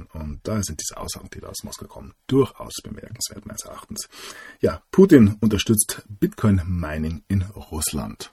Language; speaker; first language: German; native; German